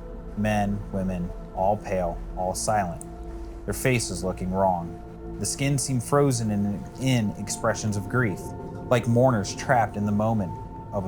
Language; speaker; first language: English; native; English